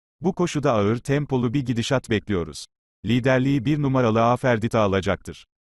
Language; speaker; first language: Turkish; native; Turkish